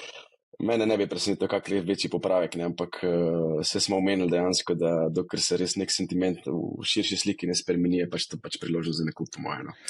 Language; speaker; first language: Slovenian; native; Slovenian